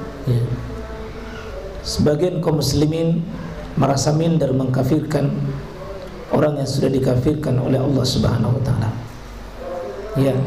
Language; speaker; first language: Indonesian; native; Indonesian